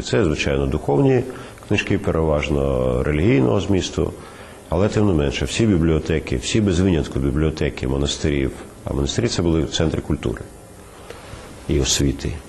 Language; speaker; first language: Ukrainian; native; Ukrainian